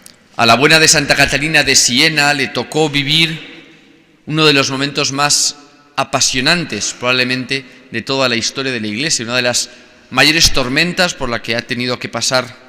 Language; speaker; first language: Spanish; native; Spanish